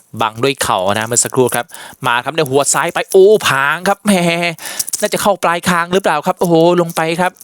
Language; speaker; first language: Thai; native; Thai